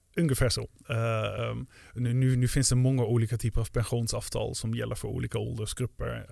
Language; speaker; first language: Swedish; non-native, fluent; Dutch